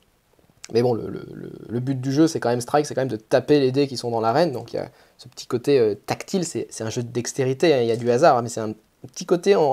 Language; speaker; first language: French; native; French